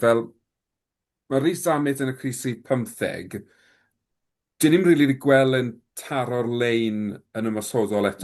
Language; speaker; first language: Welsh; native; Welsh